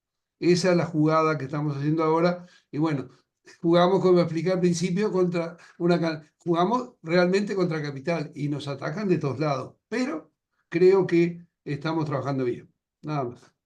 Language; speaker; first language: Spanish; native; Spanish